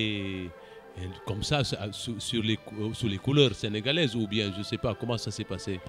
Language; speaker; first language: French; non-native, local second language; Wolof